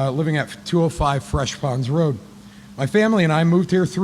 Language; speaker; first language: English; native; English